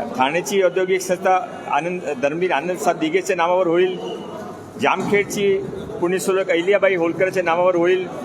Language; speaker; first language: Marathi; non-native, local second language; Hindi